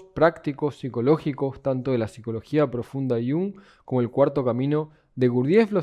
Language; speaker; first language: Spanish; native; Spanish